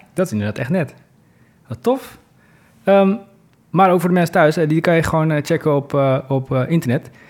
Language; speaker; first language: Dutch; native; Dutch